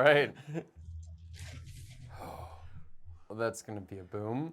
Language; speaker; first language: English; native; English